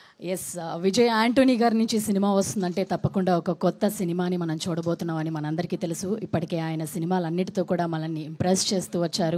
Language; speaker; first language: Telugu; native; Telugu